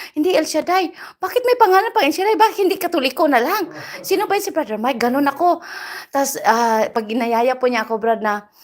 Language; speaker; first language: Filipino; native; Filipino